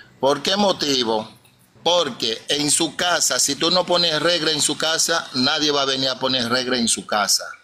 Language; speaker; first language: Spanish; non-native, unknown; Haitian Creole